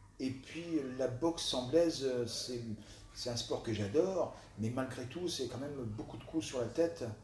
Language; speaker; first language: French; early bilingual, other home language; Italian